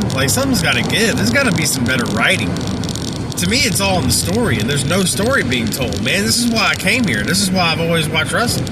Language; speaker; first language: English; native; English